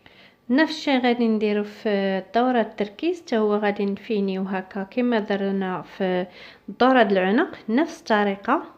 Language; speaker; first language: Arabic; native; Arabic